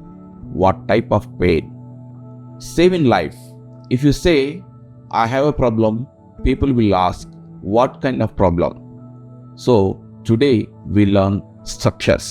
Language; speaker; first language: English; non-native, local second language; Telugu